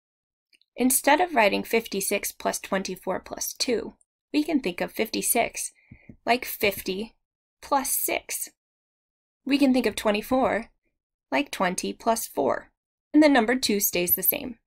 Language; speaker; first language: English; native; English